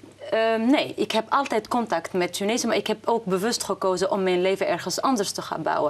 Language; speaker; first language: Dutch; non-native, fluent; Arabic